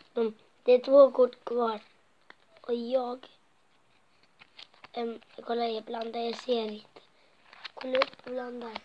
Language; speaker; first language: Swedish; non-native, local second language; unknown